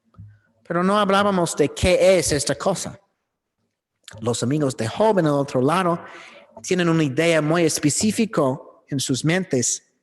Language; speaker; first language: Spanish; non-native, learner; English